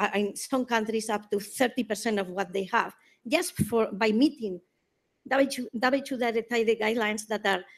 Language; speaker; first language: English; non-native, fluent; Spanish